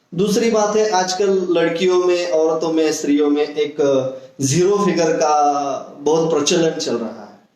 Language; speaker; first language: Hindi; non-native, local second language; Marathi